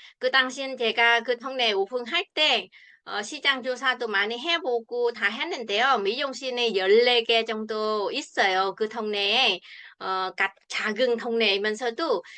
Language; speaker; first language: Korean; non-native, fluent; Vietnamese